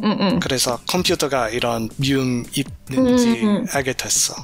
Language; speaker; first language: Korean; non-native, learner; English